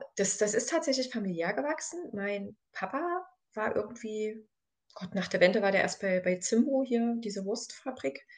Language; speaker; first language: German; native; German